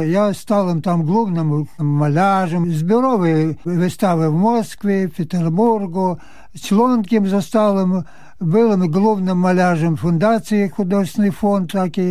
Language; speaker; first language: Polish; early bilingual, heritage; Polish